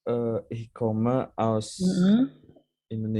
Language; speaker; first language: German; non-native, learner; Indonesian